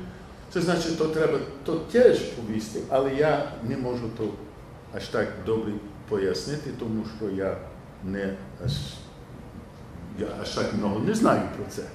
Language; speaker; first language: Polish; non-native, learner; English